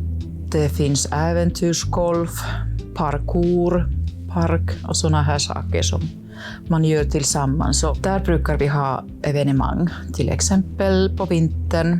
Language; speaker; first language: Swedish; non-native, local second language; Finnish